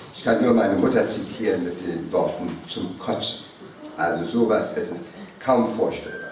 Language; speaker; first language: German; non-native, fluent; English